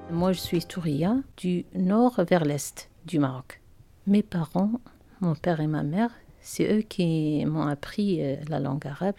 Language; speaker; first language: French; non-native, learner; Arabic